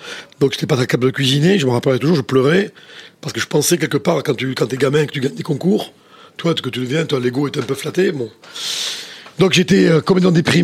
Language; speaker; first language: French; native; French